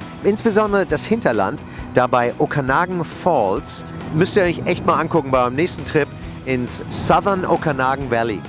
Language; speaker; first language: German; native; German